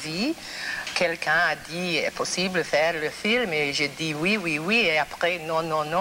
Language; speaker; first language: French; non-native, learner; English